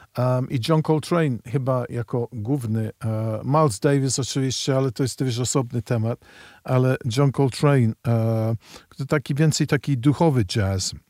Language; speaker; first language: Polish; non-native, fluent; English